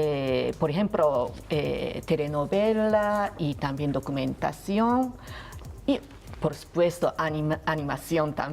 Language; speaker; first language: Spanish; non-native, learner; Japanese